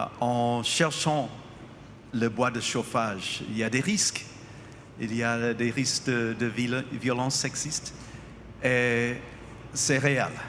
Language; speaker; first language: French; non-native, fluent; English